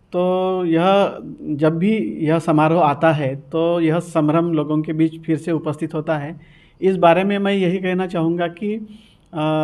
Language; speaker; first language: Hindi; non-native, local second language; Marathi